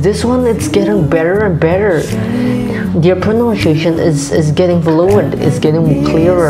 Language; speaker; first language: English; non-native, fluent; Indonesian